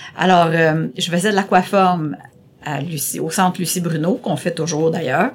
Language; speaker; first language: French; native; French